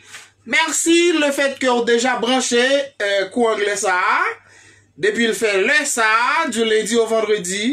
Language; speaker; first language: French; non-native, local second language; Haitian Creole